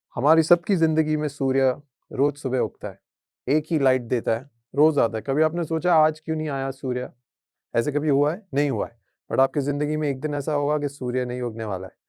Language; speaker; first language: Hindi; native; Hindi